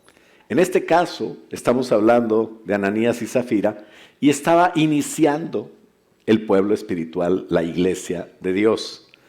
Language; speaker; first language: Spanish; native; Spanish